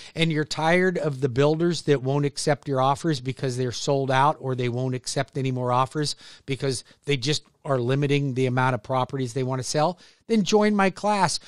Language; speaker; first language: English; native; English